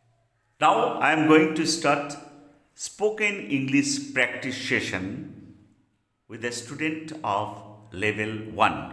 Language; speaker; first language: English; non-native, local second language; Bangla